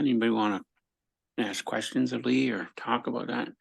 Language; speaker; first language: English; native; English